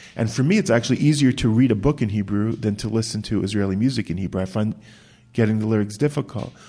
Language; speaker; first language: English; native; English